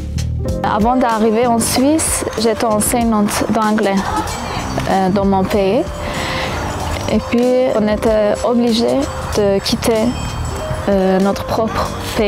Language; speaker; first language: French; non-native, fluent; Kurdish